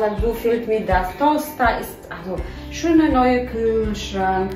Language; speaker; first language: German; non-native, fluent; Polish